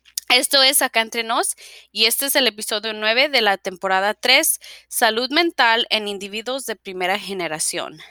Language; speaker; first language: Spanish; early bilingual, heritage; Spanish